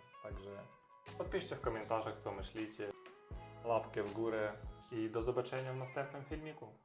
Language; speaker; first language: Polish; non-native, learner; Russian